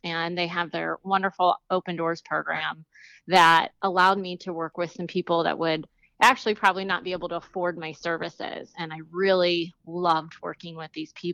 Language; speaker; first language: English; native; English